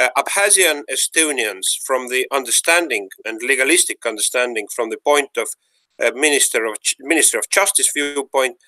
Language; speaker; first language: English; non-native, fluent; Estonian